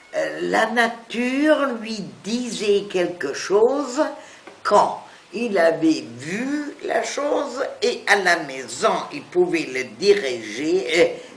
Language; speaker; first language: French; non-native, fluent; German